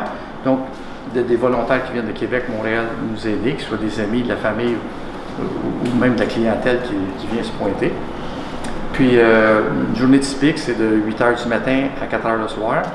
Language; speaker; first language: French; native; French